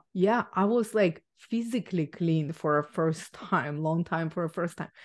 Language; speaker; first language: English; non-native, fluent; Ukrainian